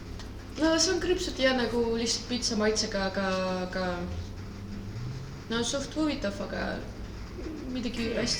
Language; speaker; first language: Estonian; non-native, local second language; Russian